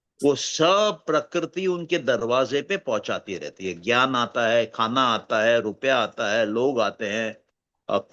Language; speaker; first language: Hindi; native; Hindi